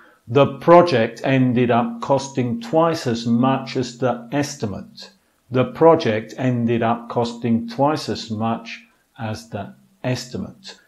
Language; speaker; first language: English; native; English